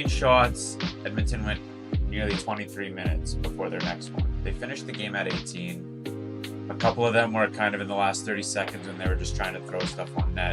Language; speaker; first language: English; native; English